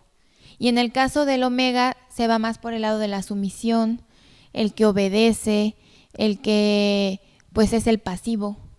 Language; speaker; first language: Spanish; native; Spanish